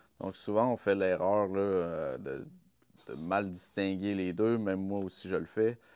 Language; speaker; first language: French; native; French